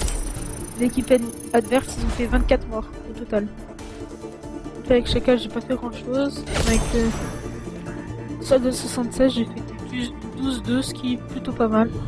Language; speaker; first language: French; native; French